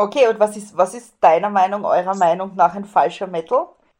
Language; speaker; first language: German; native; German